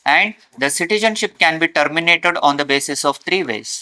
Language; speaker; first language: English; non-native, local second language; Kannada